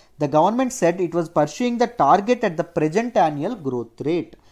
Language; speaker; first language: English; non-native, local second language; Telugu